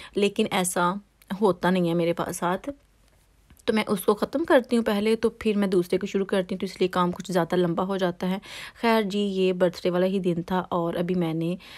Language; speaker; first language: Urdu; native; Urdu